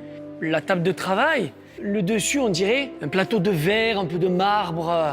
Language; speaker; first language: French; native; French